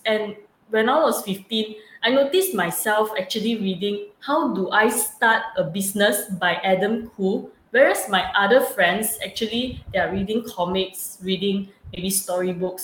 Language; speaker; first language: English; non-native, local second language; Chinese